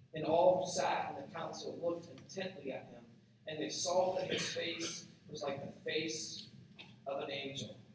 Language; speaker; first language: English; native; English